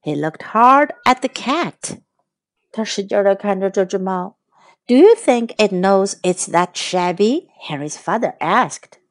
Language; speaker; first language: English; non-native, fluent; Chinese